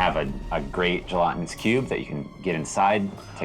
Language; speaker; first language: English; native; English